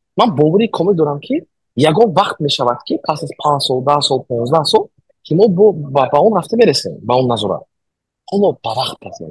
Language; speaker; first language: Tajik; native; Tajik